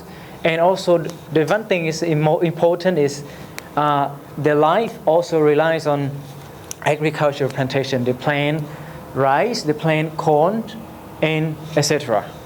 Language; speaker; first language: English; non-native, learner; Lao